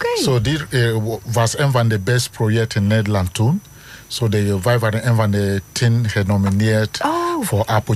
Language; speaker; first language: Dutch; non-native, learner; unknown